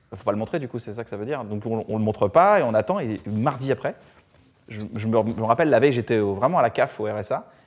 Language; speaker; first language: French; native; French